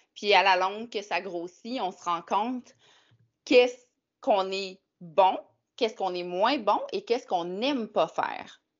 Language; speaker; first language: French; native; French